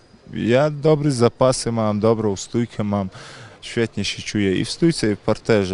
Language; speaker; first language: Polish; non-native, fluent; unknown